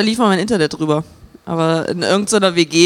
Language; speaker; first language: German; native; German